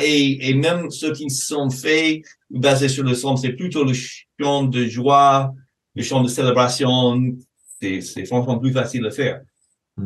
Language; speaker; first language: French; non-native, fluent; English